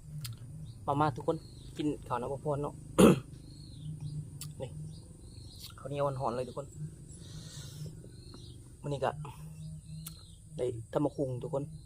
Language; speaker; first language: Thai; non-native, local second language; Northeastern Thai